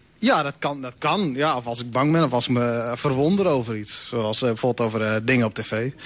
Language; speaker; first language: Dutch; non-native, local second language; Western Frisian